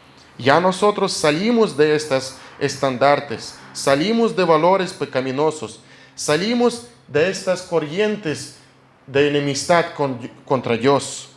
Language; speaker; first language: Spanish; non-native, fluent; Russian